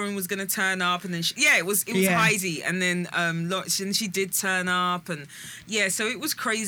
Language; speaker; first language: English; native; English